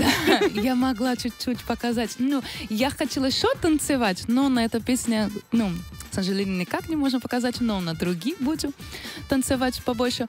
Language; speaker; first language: Russian; non-native, learner; Portuguese